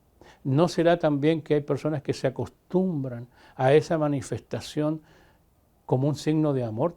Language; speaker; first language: Spanish; native; Spanish